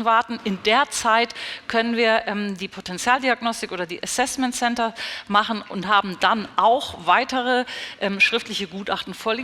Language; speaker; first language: German; native; German